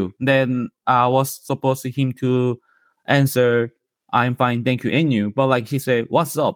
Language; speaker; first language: English; non-native, learner; Korean